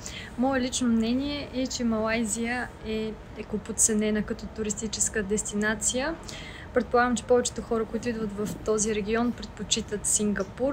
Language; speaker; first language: Bulgarian; native; Bulgarian